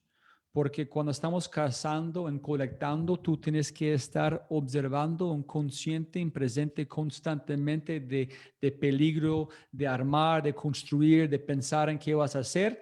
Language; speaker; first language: Spanish; non-native, fluent; English